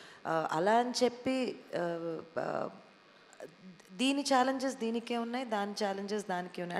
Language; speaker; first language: Telugu; native; Telugu